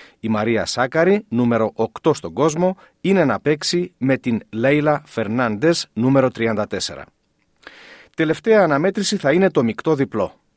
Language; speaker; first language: Greek; native; Greek